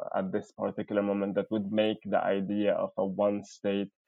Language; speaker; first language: English; non-native, fluent; Arabic